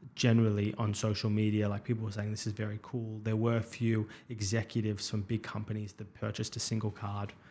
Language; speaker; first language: English; native; English